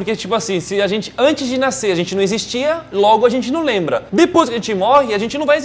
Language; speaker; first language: Portuguese; native; Portuguese